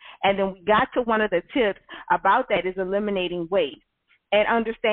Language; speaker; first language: English; native; English